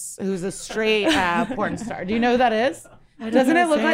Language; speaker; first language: English; early bilingual, other home language; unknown